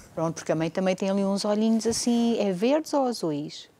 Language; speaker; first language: Portuguese; native; Portuguese